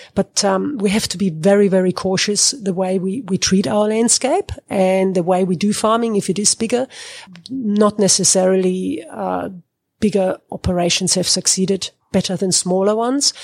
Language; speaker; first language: English; non-native, fluent; German